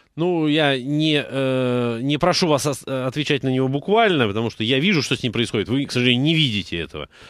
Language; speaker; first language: Russian; native; Russian